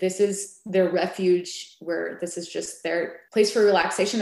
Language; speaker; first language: English; native; English